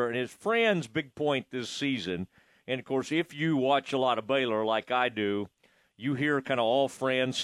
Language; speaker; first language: English; native; English